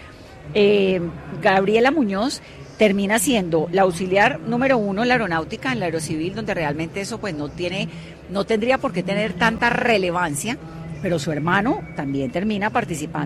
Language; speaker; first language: Spanish; native; Spanish